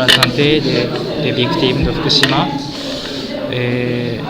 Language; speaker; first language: French; non-native, fluent; Japanese